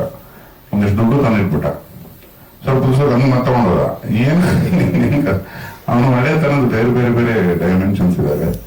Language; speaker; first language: Kannada; native; Kannada